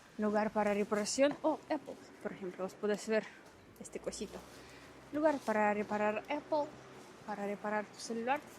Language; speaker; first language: Spanish; non-native, learner; Russian